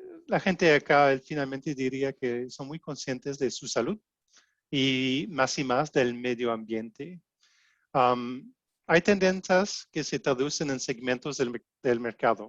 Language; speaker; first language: Spanish; non-native, fluent; French